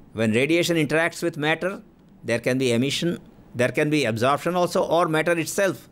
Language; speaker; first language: English; non-native, local second language; Gujarati